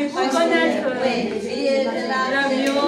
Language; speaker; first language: French; non-native, fluent; Chinese